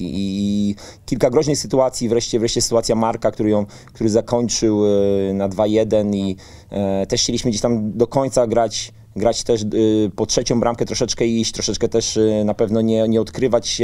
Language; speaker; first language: Polish; native; Polish